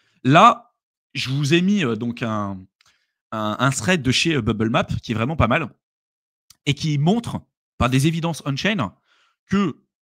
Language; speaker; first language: French; native; French